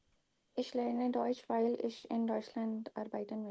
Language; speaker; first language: German; non-native, learner; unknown